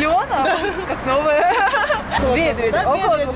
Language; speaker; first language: Russian; native; Russian